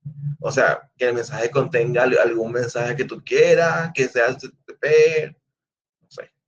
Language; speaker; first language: Spanish; native; Spanish